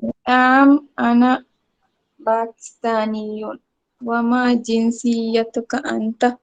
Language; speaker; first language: Arabic; non-native, learner; Divehi